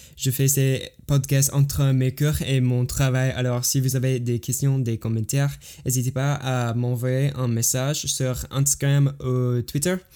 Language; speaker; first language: French; non-native, learner; English